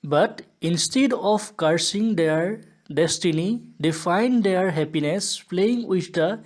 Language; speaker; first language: English; non-native, local second language; Assamese